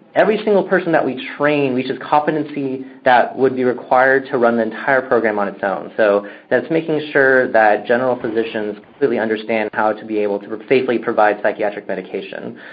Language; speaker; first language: English; native; English